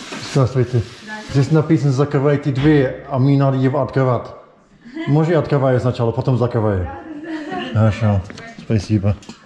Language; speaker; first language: Russian; non-native, fluent; English